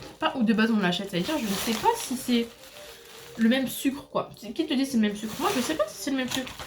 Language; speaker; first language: French; native; French